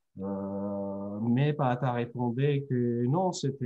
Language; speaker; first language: French; non-native, fluent; Georgian